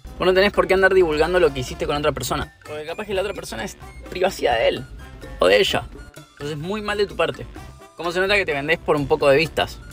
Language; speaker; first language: Spanish; native; Spanish